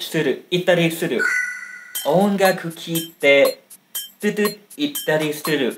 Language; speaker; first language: Japanese; non-native, learner; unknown